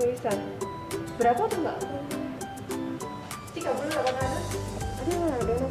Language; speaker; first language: Indonesian; native; Indonesian